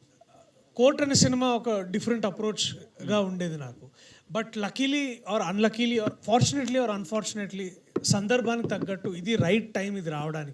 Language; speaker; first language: Telugu; native; Telugu